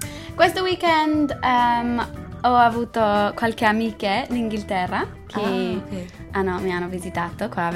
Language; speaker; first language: Italian; non-native, learner; English